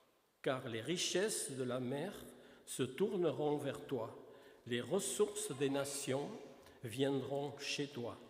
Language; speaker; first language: French; native; French